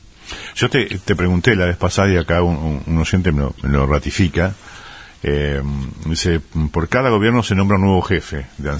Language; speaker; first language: Spanish; native; Spanish